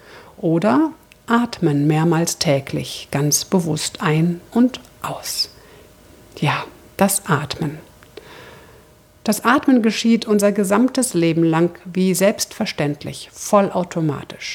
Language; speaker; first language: German; native; German